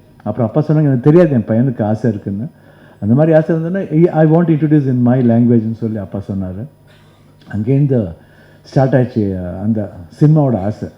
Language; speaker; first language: Tamil; non-native, local second language; Kannada